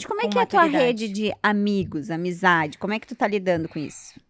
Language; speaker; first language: Portuguese; native; Portuguese